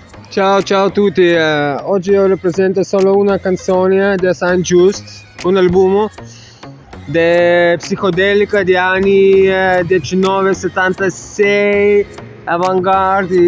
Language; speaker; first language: Italian; non-native, learner; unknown